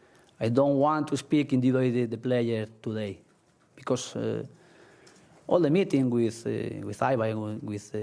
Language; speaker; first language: English; non-native, learner; Spanish